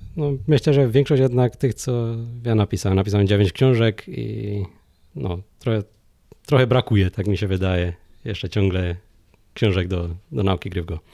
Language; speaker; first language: Polish; native; Polish